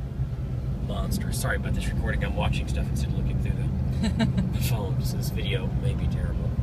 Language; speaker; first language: English; native; English